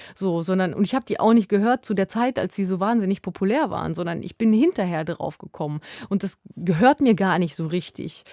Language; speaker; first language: German; native; German